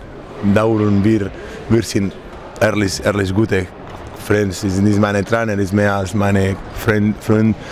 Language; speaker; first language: German; non-native, learner; Spanish